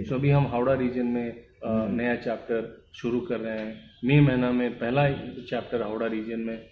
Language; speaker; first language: Hindi; non-native, local second language; Bangla